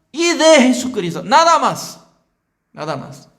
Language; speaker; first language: Spanish; non-native, fluent; Korean